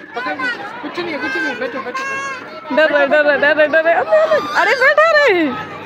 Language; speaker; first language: Urdu; native; Urdu